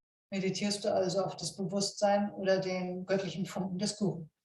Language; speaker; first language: German; native; German